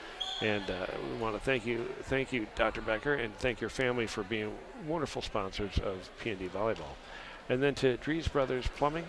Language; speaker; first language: English; native; English